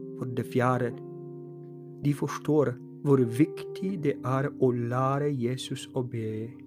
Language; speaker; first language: Norwegian; non-native, fluent; Polish